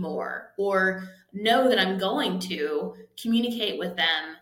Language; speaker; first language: English; native; English